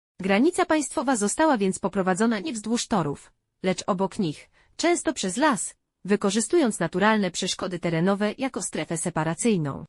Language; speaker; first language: Polish; native; Polish